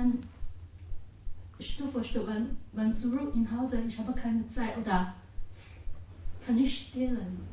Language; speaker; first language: German; non-native, learner; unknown